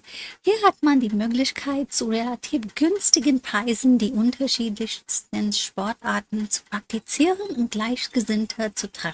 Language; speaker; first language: German; non-native, fluent; English